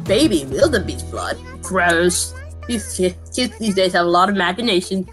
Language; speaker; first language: English; native; English